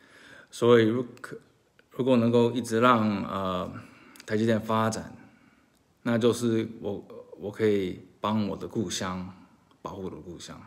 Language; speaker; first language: Chinese; early bilingual, heritage; Chinese